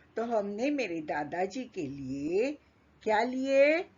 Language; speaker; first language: Hindi; non-native, local second language; Marathi